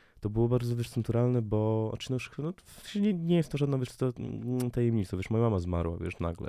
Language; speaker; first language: Polish; native; Polish